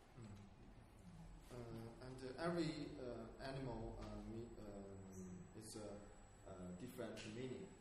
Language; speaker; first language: English; non-native, learner; Chinese